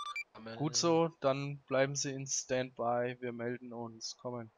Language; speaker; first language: German; native; German